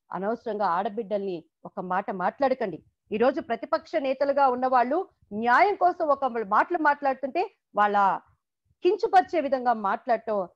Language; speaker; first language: Telugu; native; Telugu